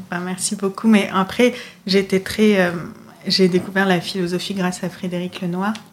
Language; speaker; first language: French; native; French